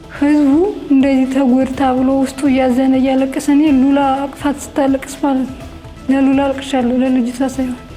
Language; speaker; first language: Amharic; native; Amharic